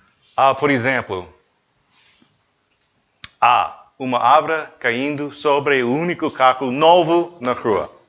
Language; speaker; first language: Portuguese; non-native, learner; English